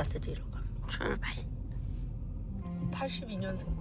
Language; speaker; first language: Korean; native; Korean